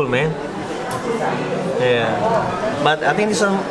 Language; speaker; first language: English; non-native, learner; Indonesian